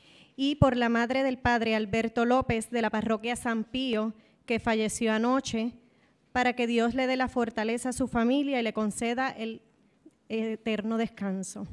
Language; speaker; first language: Spanish; native; Spanish